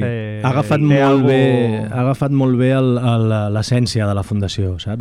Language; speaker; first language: Catalan; native; Catalan